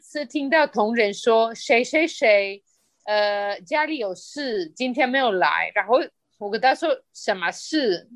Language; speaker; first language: Chinese; non-native, fluent; Spanish